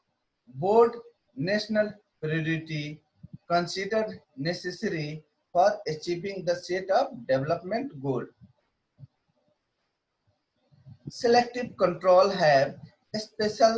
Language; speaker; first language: English; non-native, local second language; Hindi